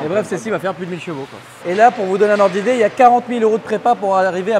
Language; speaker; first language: French; native; French